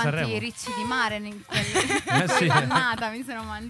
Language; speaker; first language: Italian; native; Italian